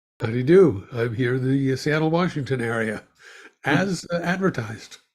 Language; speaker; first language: English; native; English